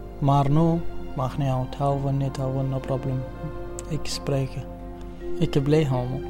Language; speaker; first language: Dutch; non-native, learner; Arabic